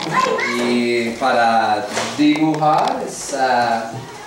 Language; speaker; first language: Spanish; non-native, learner; English